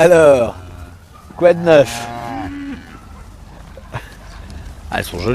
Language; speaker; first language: French; native; French